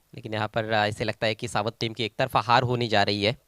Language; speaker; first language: Hindi; non-native, local second language; Marathi